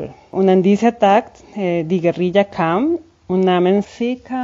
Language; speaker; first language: German; non-native, fluent; Spanish